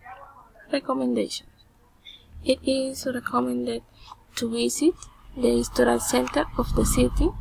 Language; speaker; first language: English; non-native, learner; Spanish